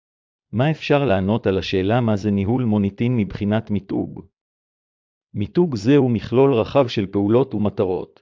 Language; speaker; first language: Hebrew; native; Hebrew